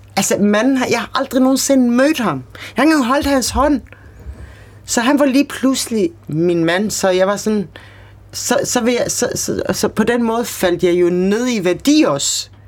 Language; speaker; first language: Danish; early bilingual, other home language; Kurdish